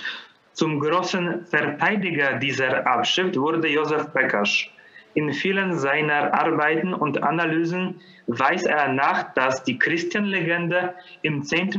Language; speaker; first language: German; non-native, fluent; Polish